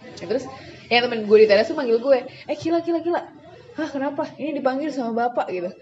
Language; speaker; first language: Indonesian; native; Indonesian